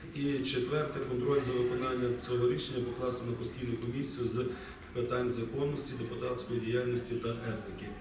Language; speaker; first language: Ukrainian; native; Ukrainian